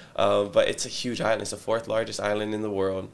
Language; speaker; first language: English; early bilingual, other home language; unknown